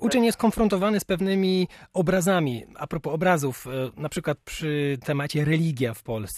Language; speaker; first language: Polish; native; Polish